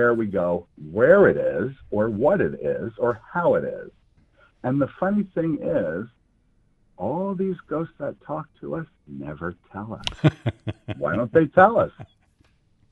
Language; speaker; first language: English; native; English